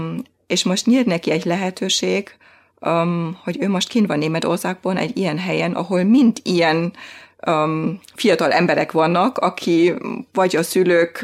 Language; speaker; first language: Hungarian; non-native, fluent; German